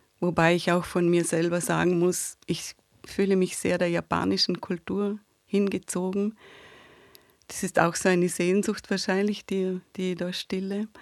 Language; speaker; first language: German; native; German